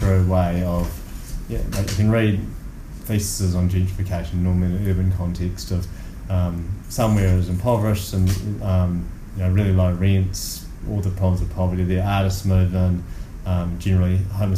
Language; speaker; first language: English; native; English